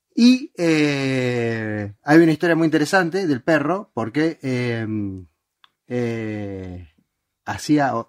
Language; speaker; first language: Spanish; native; Spanish